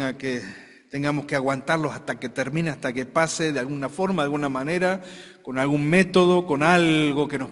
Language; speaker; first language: Spanish; native; Spanish